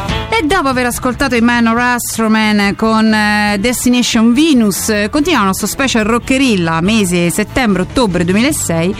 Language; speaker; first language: Italian; native; Italian